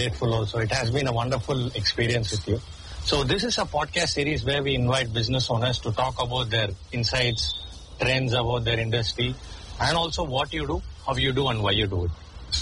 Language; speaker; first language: English; non-native, local second language; Tamil